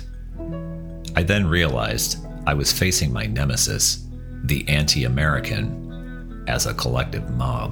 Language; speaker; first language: English; native; English